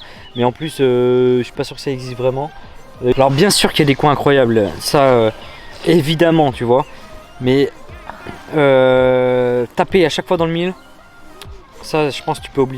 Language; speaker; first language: French; native; French